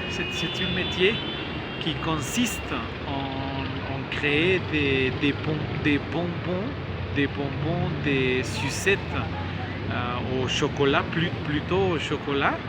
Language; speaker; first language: French; non-native, learner; Spanish